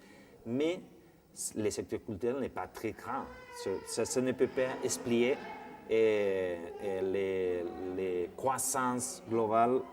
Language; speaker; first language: French; non-native, fluent; Spanish